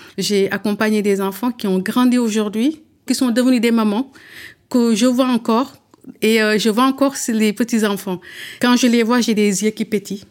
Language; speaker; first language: French; early bilingual, other home language; Wolof